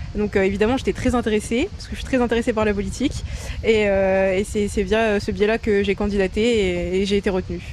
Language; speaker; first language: French; native; French